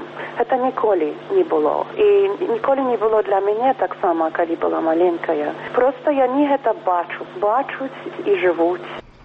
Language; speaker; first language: Belarusian; early bilingual, heritage; Belarusian